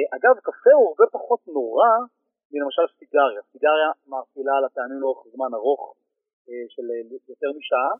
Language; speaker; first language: Hebrew; native; Hebrew